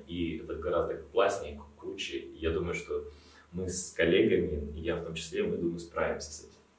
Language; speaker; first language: Russian; native; Russian